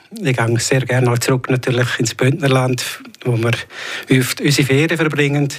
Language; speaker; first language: German; native; German